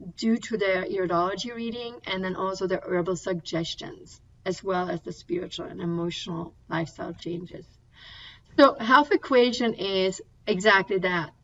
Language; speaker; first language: English; non-native, fluent; German